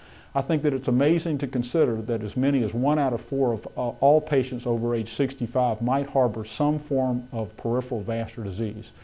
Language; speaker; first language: English; native; English